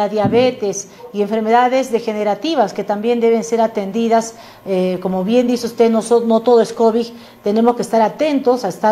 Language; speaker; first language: Spanish; native; Spanish